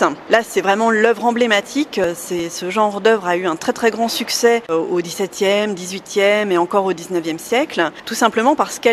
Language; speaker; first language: French; native; French